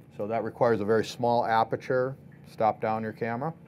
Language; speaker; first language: English; native; English